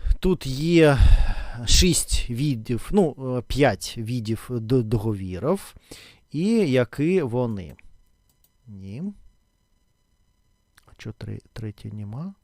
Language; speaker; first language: Ukrainian; native; Ukrainian